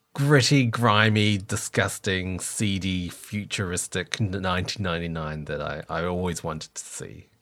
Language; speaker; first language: English; native; English